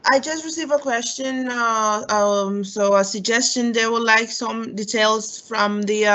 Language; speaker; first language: English; non-native, fluent; Romanian